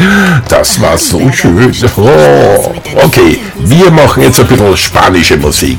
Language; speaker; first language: German; native; German